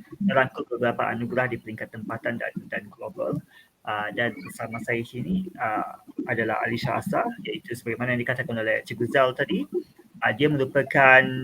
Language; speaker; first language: Malay; native; Malay